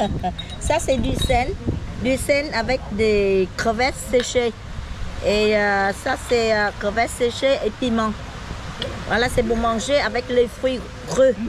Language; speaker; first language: French; non-native, learner; Vietnamese